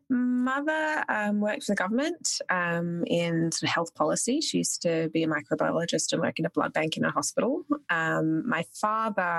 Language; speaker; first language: English; native; English